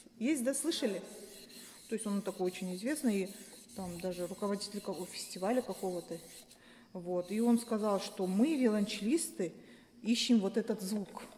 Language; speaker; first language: Russian; non-native, local second language; Kazakh